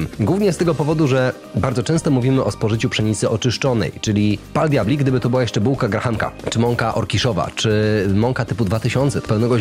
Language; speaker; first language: Polish; native; Polish